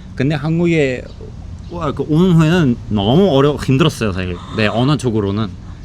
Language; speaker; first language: Korean; non-native, fluent; Uzbek